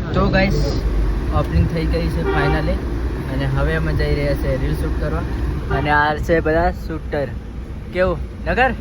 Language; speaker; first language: Gujarati; non-native, local second language; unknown